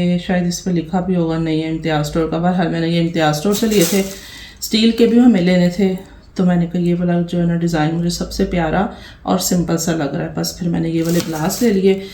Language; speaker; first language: Urdu; native; Urdu